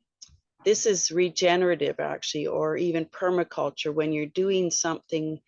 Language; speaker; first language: English; native; English